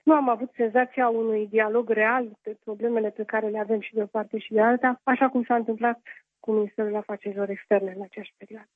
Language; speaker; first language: Romanian; native; Romanian